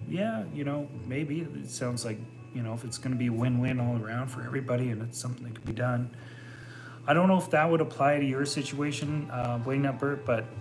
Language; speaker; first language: English; native; English